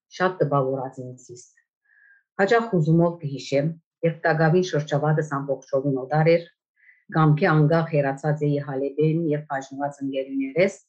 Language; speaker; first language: Armenian; native; Armenian